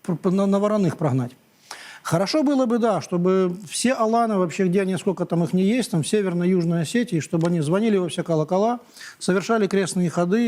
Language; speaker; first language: Russian; native; Russian